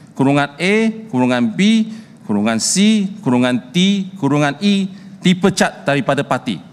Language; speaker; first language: Malay; non-native, local second language; Chinese